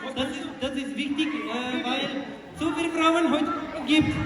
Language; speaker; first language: German; non-native, learner; Tibetan